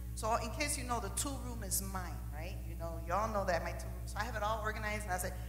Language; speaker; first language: English; early bilingual, other home language; Spanish